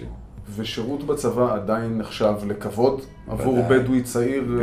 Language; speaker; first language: Hebrew; native; Hebrew